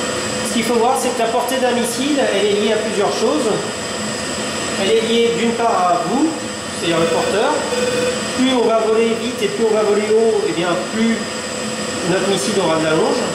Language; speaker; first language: French; native; French